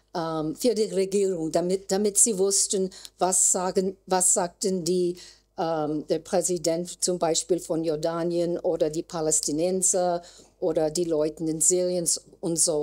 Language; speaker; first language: German; non-native, learner; English